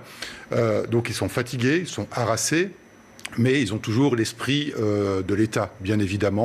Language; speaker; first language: French; native; French